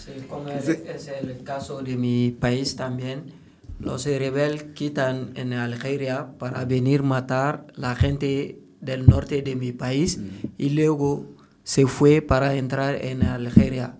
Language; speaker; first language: Spanish; non-native, learner; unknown